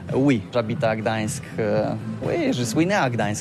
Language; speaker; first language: French; non-native, learner; Polish